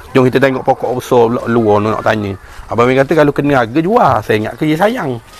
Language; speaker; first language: Malay; native; Malay